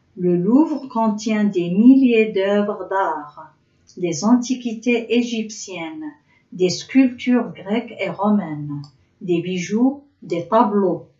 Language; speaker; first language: French; non-native, local second language; Arabic